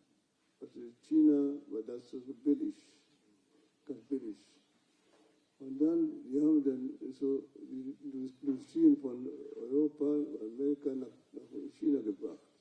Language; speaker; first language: German; non-native, fluent; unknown